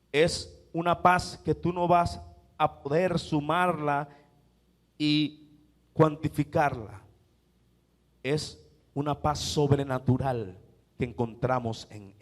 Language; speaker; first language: Spanish; native; Spanish